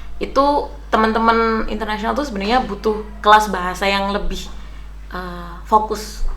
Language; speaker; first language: Indonesian; native; Indonesian